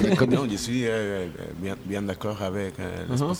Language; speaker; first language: French; non-native, fluent; Spanish